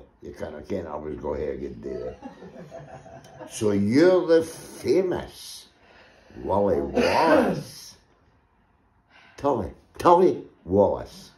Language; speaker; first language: English; native; English